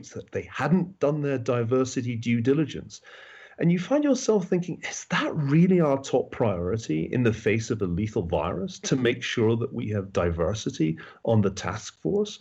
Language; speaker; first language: English; native; English